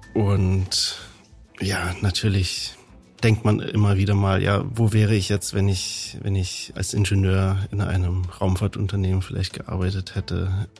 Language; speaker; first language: German; native; German